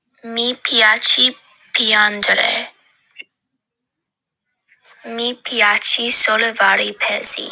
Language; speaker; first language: Italian; non-native, learner; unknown